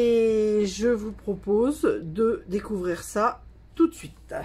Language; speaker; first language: French; native; French